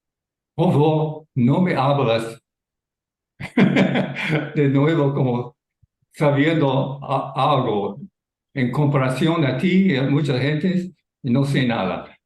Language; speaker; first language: Spanish; non-native, fluent; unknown